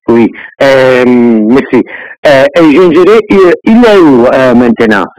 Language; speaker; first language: French; non-native, learner; Italian